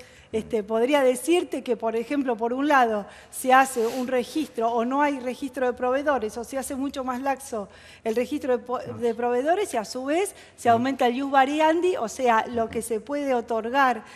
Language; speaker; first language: Spanish; native; Spanish